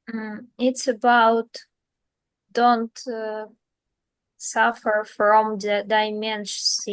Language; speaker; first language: English; non-native, learner; Russian